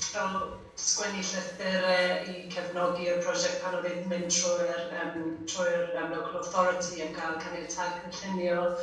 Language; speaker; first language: Welsh; non-native, fluent; English